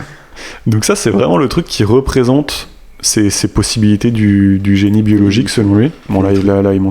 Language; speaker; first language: French; native; French